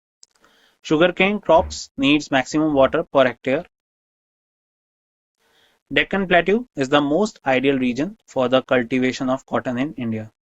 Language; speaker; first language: English; non-native, local second language; Hindi